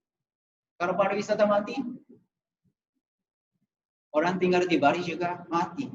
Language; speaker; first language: Indonesian; non-native, fluent; Japanese